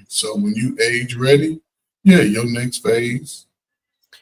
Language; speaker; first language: English; native; English